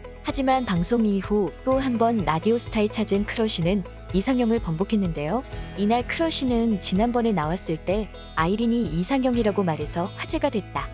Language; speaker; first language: Korean; native; Korean